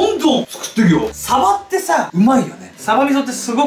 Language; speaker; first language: Japanese; native; Japanese